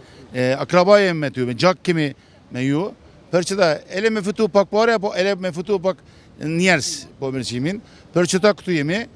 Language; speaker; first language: Albanian; early bilingual, heritage; Turkish